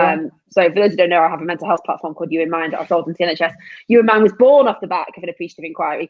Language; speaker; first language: English; native; English